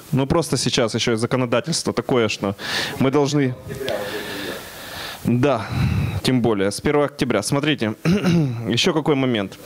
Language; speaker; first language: Russian; non-native, local second language; Ukrainian